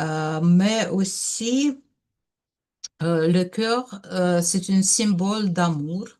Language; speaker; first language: French; non-native, learner; Russian